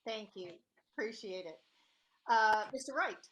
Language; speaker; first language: English; native; English